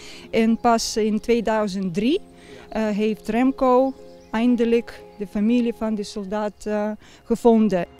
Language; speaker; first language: Dutch; non-native, fluent; Russian